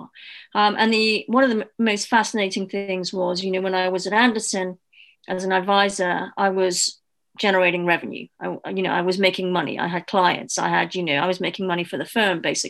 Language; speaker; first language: English; native; English